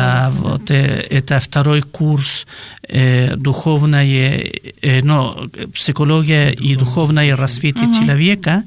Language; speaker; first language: Russian; non-native, fluent; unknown